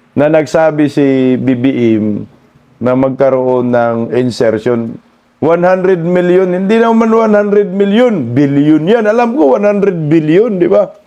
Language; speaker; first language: Filipino; non-native, local second language; Cebuano